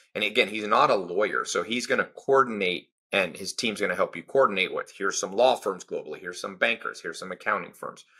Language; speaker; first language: English; native; English